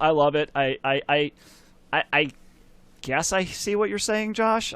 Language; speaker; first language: English; native; English